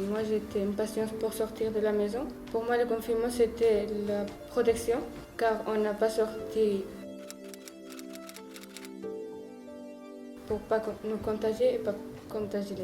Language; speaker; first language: French; non-native, learner; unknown